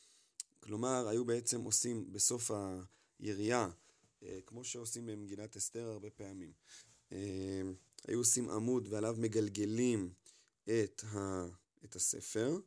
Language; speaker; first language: Hebrew; native; Hebrew